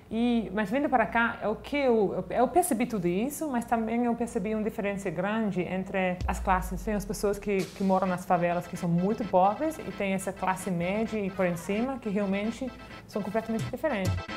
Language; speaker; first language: Portuguese; non-native, fluent; English